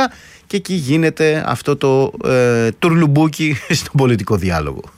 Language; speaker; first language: Greek; native; Greek